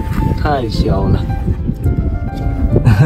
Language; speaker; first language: Chinese; native; Chinese